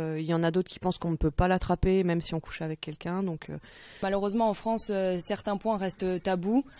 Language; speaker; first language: French; native; French